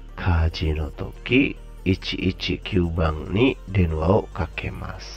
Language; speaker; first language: Japanese; non-native, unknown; Indonesian